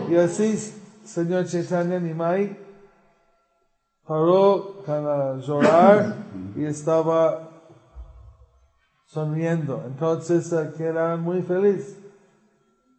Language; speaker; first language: Spanish; non-native, fluent; English